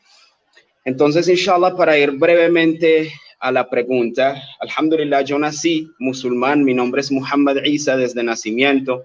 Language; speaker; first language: Spanish; native; Spanish